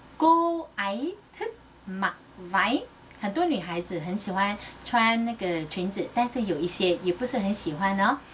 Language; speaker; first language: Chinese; non-native, fluent; Vietnamese